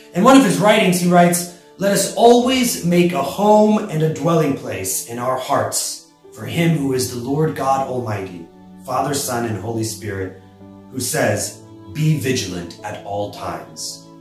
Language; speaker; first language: English; native; English